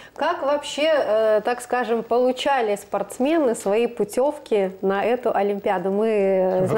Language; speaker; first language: Russian; native; Russian